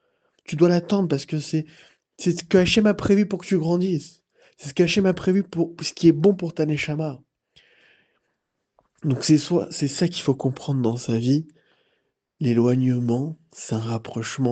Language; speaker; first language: French; native; French